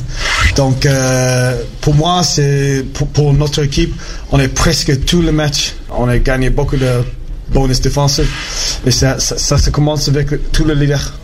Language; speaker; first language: French; non-native, learner; English